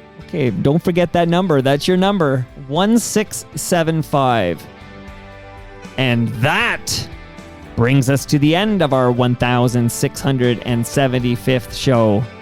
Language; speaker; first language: English; native; English